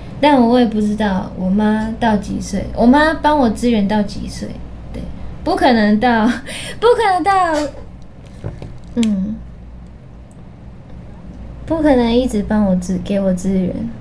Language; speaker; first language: Chinese; non-native, fluent; Japanese